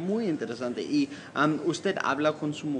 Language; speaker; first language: Spanish; non-native, learner; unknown